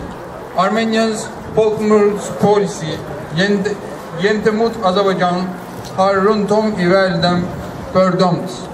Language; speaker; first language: Swedish; non-native, fluent; Azerbaijani